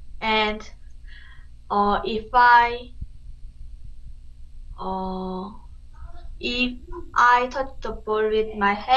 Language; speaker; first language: English; non-native, learner; Korean